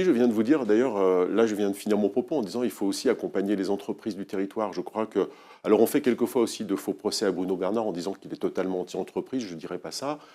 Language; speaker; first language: French; native; French